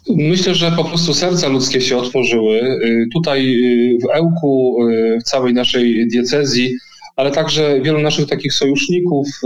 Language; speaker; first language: Polish; native; Polish